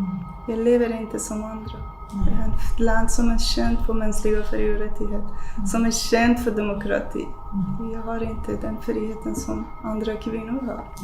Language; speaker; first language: Swedish; non-native, fluent; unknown